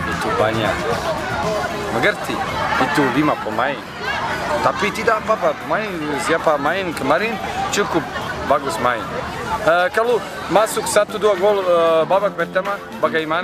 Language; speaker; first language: Indonesian; non-native, learner; Serbian